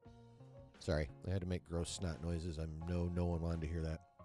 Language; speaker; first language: English; native; English